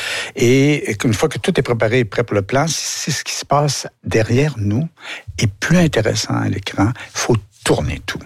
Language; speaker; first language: French; native; French